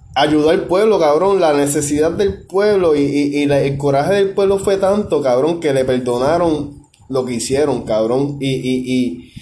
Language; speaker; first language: Spanish; native; Spanish